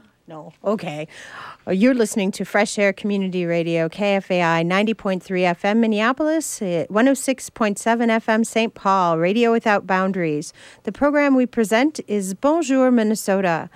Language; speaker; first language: English; native; English